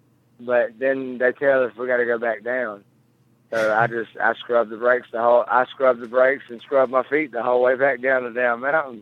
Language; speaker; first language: English; native; English